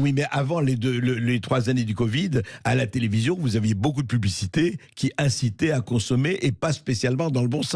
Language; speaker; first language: French; native; French